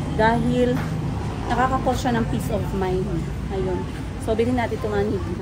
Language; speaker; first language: Filipino; non-native, local second language; Cebuano